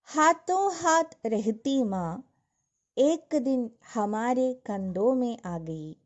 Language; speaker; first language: Hindi; non-native, local second language; Malayalam